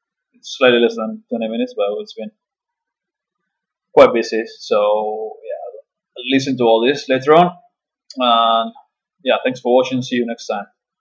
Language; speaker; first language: English; non-native, fluent; Spanish